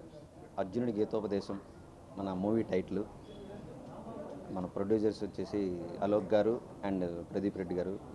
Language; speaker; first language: Telugu; native; Telugu